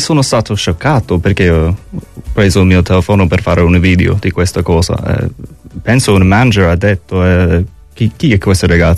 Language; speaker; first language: Italian; non-native, learner; English